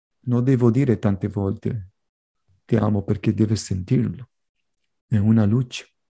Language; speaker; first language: Italian; non-native, fluent; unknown